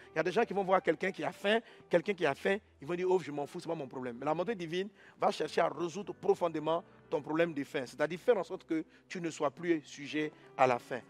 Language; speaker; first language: French; non-native, local second language; Dyula